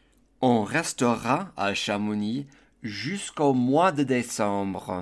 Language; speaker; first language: French; non-native, fluent; English